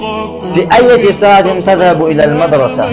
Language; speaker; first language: Arabic; non-native, learner; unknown